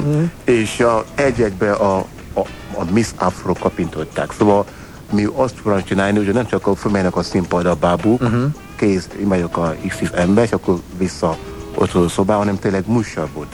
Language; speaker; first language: Hungarian; non-native, learner; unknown